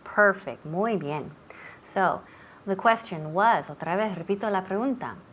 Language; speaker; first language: Spanish; non-native, fluent; English